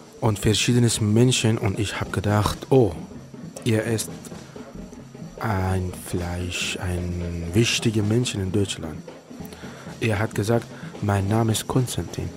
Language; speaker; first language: German; non-native, learner; Persian